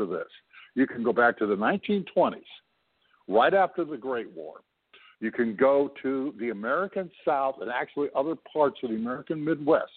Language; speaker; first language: English; native; English